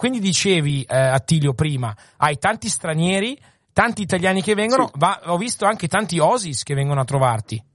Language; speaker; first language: Italian; native; Italian